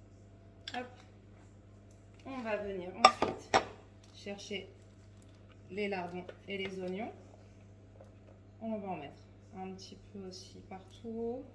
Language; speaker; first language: French; native; French